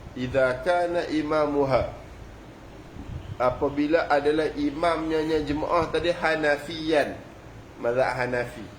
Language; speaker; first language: Malay; native; Malay